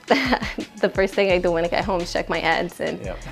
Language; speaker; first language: English; non-native, fluent; Portuguese